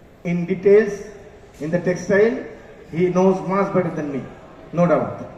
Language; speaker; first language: English; non-native, local second language; Bangla